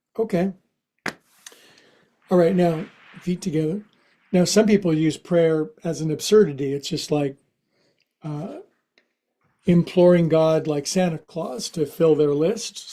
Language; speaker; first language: English; native; English